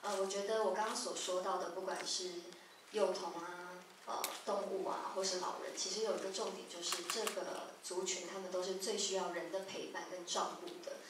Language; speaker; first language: Chinese; native; Chinese